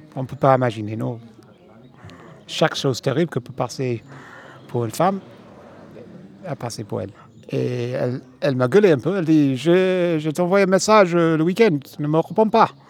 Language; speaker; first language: French; non-native, fluent; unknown